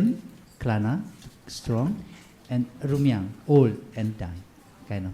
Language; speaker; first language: English; non-native, learner; Indonesian